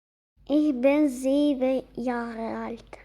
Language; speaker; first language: German; non-native, learner; Albanian